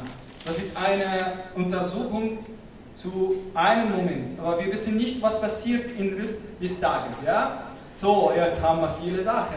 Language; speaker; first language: German; non-native, fluent; Arabic